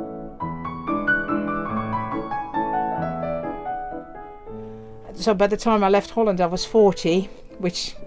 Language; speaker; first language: English; non-native, fluent; Dutch